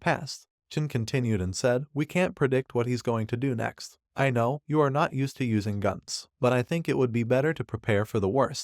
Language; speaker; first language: English; non-native, local second language; Hindi